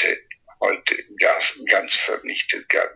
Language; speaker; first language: German; non-native, fluent; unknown